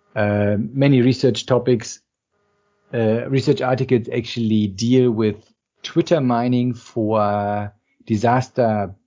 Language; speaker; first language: English; non-native, fluent; German